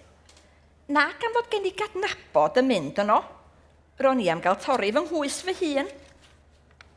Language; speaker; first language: Welsh; native; Welsh